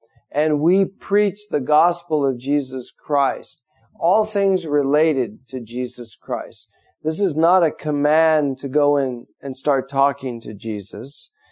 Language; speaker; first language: English; native; English